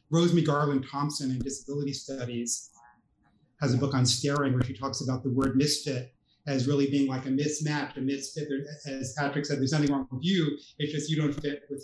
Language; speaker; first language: English; native; English